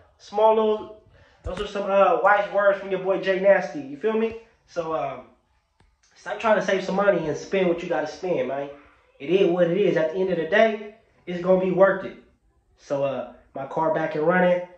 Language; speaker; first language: English; early bilingual, other home language; Spanish